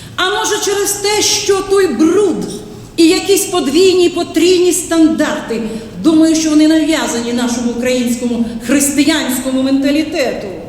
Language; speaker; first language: Ukrainian; native; Ukrainian